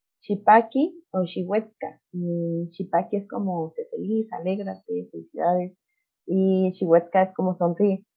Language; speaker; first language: Spanish; non-native, local second language; Nahuatl languages